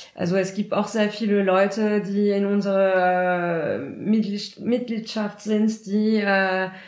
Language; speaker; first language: German; non-native, fluent; French